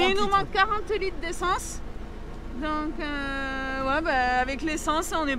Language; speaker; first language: French; native; French